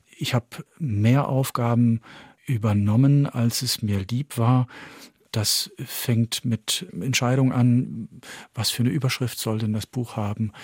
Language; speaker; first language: German; early bilingual, heritage; French